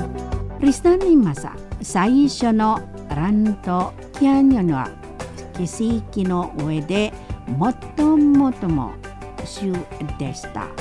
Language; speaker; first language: Japanese; non-native, fluent; Indonesian